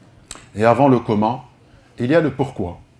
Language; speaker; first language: French; native; French